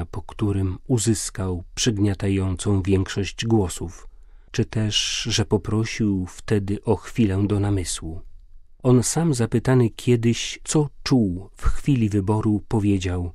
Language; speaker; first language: Polish; native; Polish